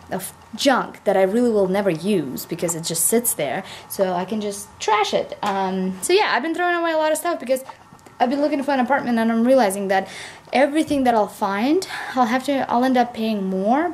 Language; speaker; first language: English; non-native, fluent; Russian